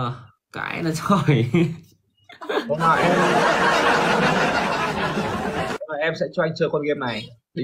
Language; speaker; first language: Vietnamese; native; Vietnamese